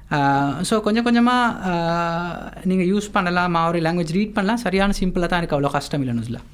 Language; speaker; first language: Tamil; non-native, local second language; Sinhala